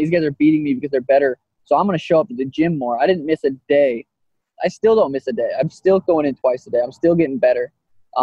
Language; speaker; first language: English; native; English